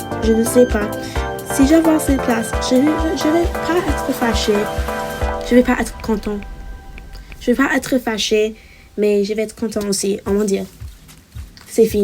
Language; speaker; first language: French; non-native, learner; English